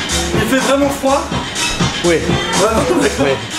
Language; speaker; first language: French; native; French